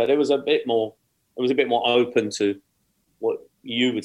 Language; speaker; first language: English; native; English